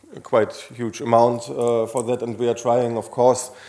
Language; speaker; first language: English; non-native, fluent; Slovenian